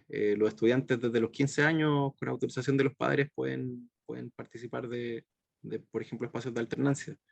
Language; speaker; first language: Spanish; native; Spanish